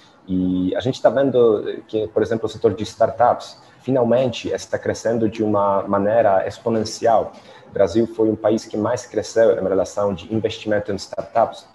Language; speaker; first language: Portuguese; non-native, fluent; Polish